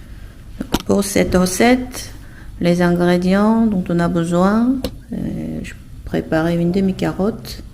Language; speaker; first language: French; non-native, learner; Korean